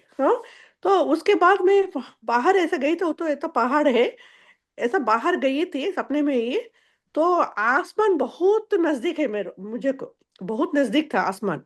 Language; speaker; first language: Hindi; non-native, local second language; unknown